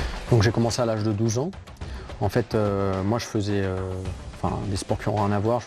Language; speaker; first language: French; native; French